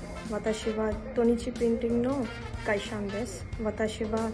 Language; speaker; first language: Japanese; non-native, learner; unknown